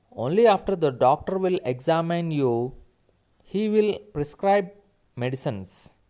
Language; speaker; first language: English; non-native, local second language; Telugu